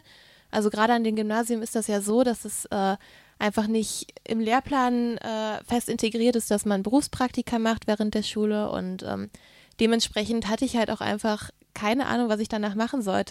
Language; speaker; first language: German; native; German